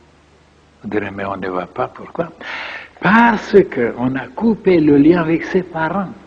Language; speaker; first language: French; non-native, fluent; Bulgarian